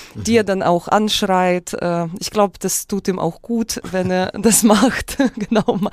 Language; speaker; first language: German; non-native, fluent; Russian